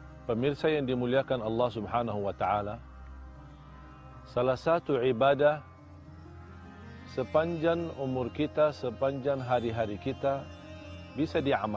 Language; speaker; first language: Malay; non-native, fluent; Arabic